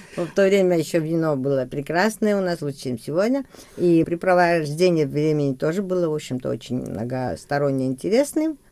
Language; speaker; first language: Russian; non-native, local second language; Georgian